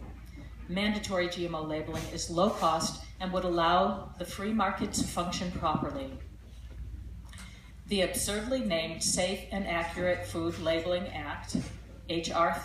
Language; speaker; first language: English; native; English